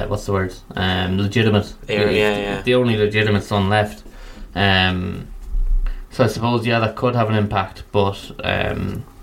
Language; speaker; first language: English; native; English